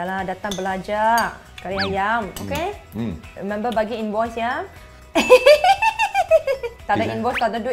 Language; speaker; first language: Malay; non-native, local second language; Cantonese